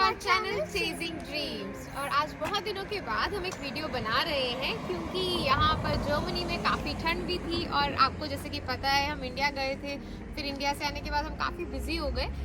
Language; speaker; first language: Hindi; native; Hindi